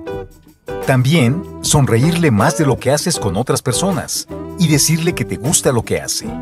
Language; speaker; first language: Spanish; native; Spanish